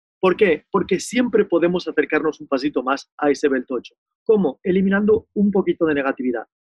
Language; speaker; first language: Spanish; native; Spanish